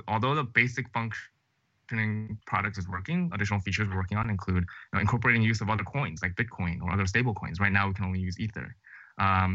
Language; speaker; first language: English; native; English